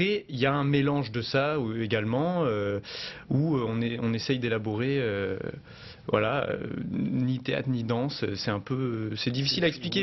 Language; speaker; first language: French; native; French